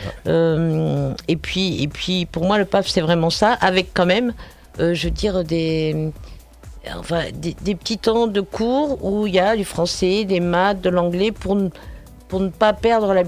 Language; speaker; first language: French; native; French